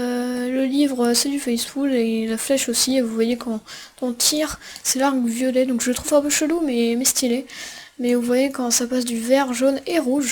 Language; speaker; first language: French; native; French